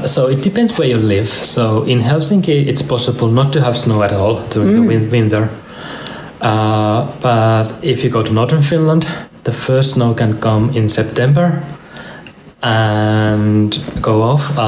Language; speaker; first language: English; non-native, fluent; Finnish